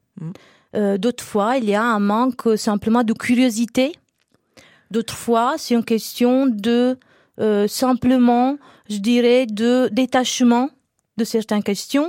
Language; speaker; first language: French; non-native, fluent; Italian